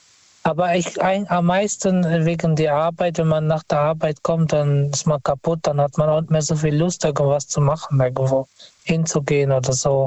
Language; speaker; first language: German; non-native, fluent; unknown